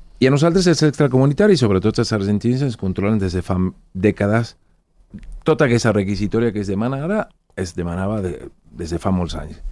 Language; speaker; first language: Catalan; non-native, fluent; Spanish